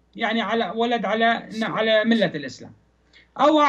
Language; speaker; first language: Arabic; non-native, fluent; Persian